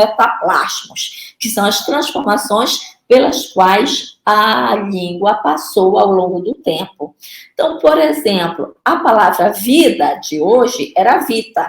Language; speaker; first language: Portuguese; native; Portuguese